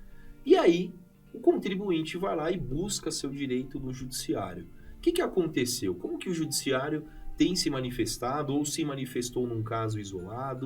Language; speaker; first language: Portuguese; native; Portuguese